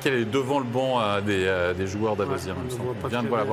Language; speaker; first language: French; native; French